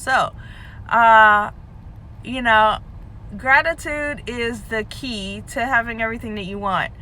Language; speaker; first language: English; native; English